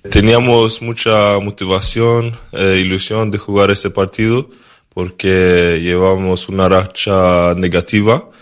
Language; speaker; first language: Spanish; non-native, fluent; Swedish